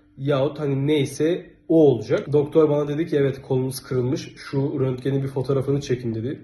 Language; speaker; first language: Turkish; native; Turkish